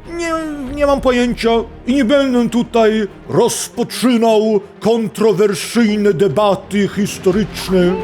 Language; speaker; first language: Polish; non-native, fluent; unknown